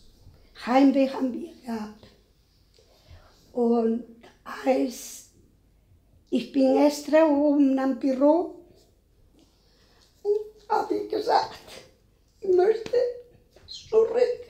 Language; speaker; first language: German; non-native, fluent; Spanish